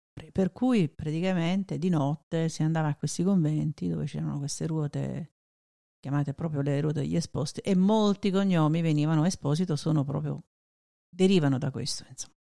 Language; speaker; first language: Italian; native; Italian